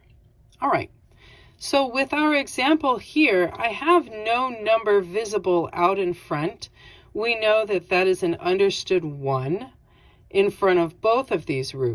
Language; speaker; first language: English; native; English